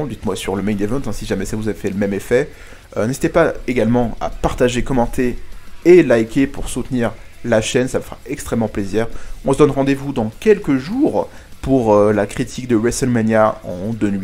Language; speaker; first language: French; native; French